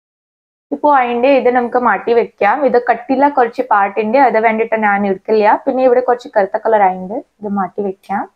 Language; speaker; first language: Malayalam; non-native, learner; Hindi